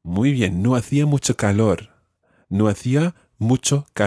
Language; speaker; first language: Spanish; non-native, fluent; English